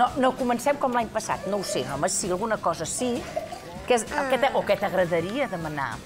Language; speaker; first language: Catalan; native; Catalan